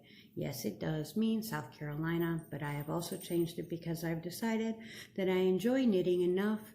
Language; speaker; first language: English; native; English